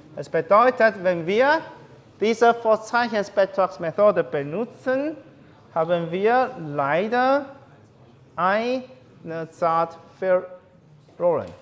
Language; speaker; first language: German; non-native, learner; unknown